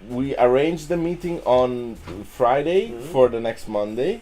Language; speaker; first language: English; non-native, fluent; Italian